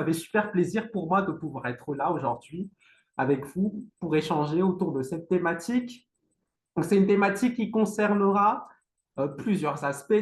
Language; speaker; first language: French; non-native, local second language; Malagasy